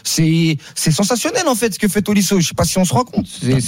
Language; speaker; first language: French; native; French